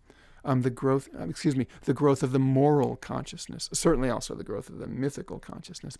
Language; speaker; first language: English; native; English